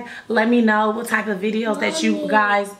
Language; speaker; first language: English; native; English